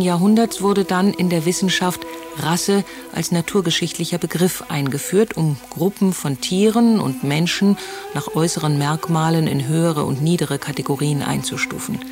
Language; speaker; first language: German; native; German